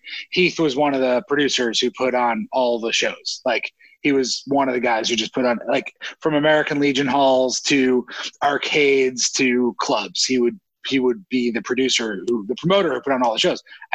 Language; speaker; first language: English; native; English